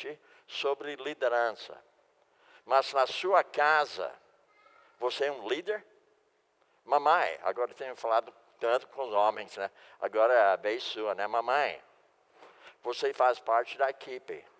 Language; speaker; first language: Portuguese; non-native, fluent; English